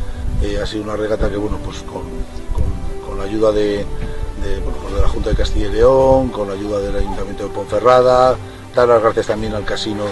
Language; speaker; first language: Spanish; native; Spanish